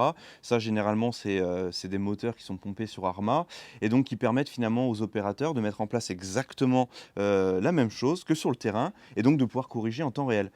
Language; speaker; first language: French; native; French